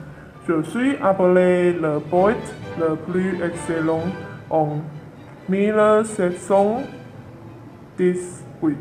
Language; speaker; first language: French; non-native, learner; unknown